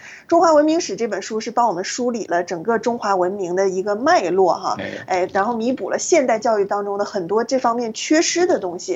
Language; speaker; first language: Chinese; native; Chinese